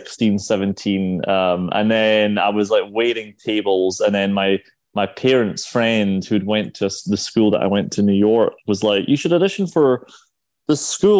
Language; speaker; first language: English; native; English